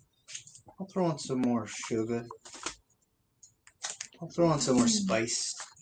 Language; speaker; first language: English; native; English